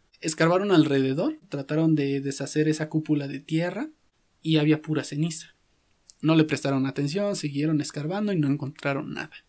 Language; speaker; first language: Spanish; native; Spanish